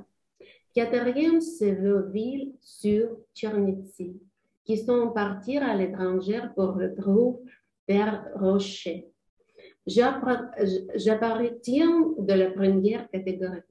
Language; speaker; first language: French; non-native, learner; Ukrainian